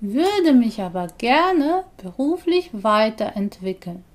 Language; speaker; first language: German; non-native, fluent; Persian